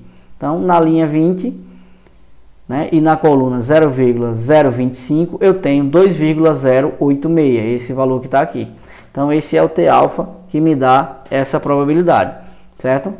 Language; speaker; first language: Portuguese; native; Portuguese